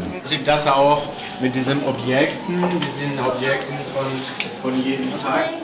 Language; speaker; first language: German; non-native, fluent; French